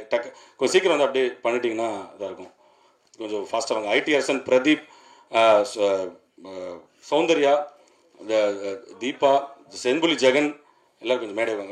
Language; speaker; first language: Tamil; native; Tamil